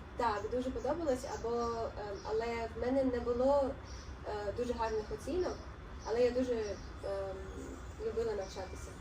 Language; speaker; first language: Ukrainian; non-native, local second language; Russian